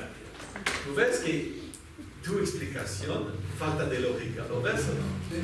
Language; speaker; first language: Spanish; non-native, fluent; French